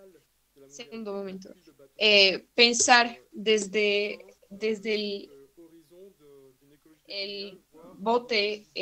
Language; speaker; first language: Spanish; non-native, fluent; French